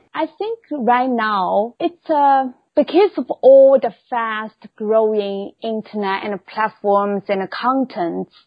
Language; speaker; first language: English; non-native, fluent; Chinese